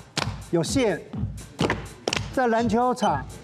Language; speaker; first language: Chinese; native; Chinese